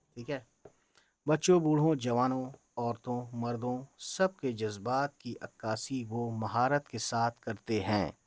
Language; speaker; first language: Urdu; native; Urdu